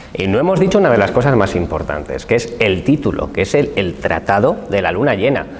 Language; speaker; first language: Spanish; native; Spanish